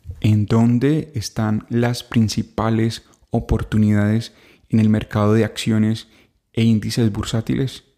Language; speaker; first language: Spanish; native; Spanish